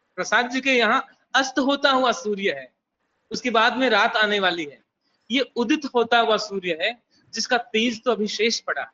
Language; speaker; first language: Hindi; native; Hindi